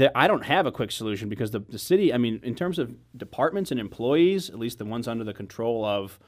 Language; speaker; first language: English; native; English